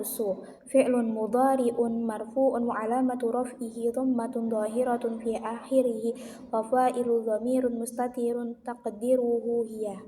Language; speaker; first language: Arabic; non-native, learner; Indonesian